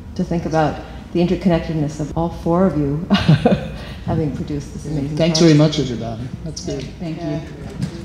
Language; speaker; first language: English; native; English